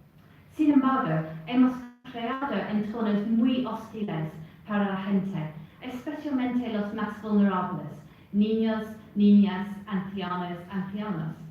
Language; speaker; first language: Spanish; non-native, fluent; English